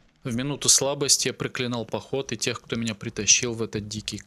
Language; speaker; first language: Russian; native; Russian